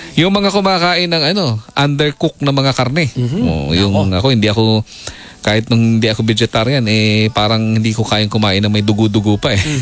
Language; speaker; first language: Filipino; non-native, local second language; Cebuano